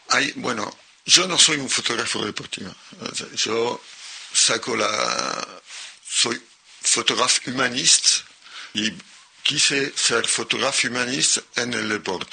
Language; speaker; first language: Spanish; non-native, local second language; French